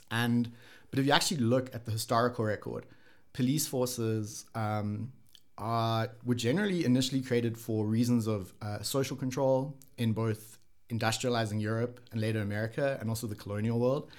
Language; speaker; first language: English; native; English